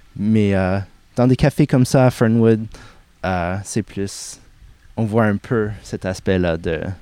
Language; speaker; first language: French; non-native, local second language; English